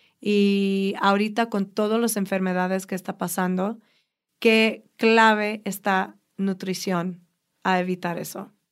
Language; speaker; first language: Spanish; early bilingual, heritage; Spanish